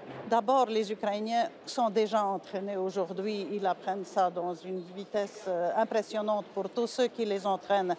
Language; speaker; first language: French; non-native, fluent; Polish